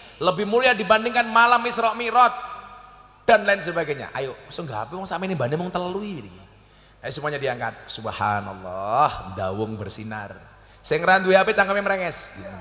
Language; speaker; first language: Indonesian; native; Indonesian